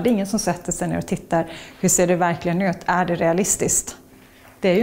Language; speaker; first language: Swedish; native; Swedish